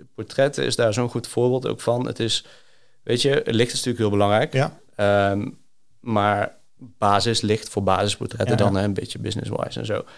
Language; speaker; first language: Dutch; early bilingual, other home language; Greek